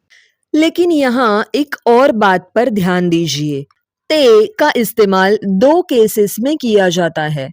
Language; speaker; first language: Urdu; non-native, local second language; Marathi